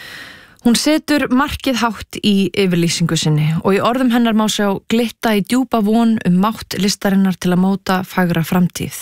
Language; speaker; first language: Icelandic; native; Icelandic